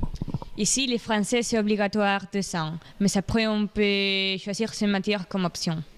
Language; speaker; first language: French; non-native, learner; Spanish